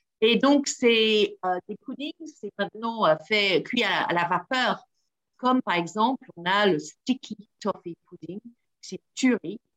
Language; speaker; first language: French; non-native, fluent; English